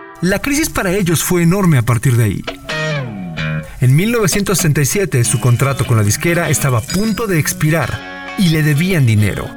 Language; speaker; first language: Spanish; native; Spanish